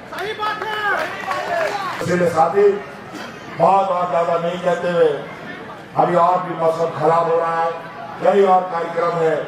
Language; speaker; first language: Hindi; native; Hindi